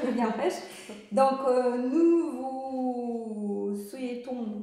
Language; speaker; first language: French; non-native, learner; Russian